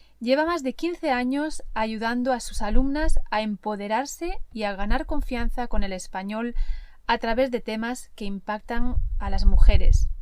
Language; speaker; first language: Spanish; native; Spanish